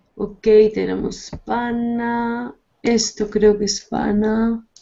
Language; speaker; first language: Spanish; native; Spanish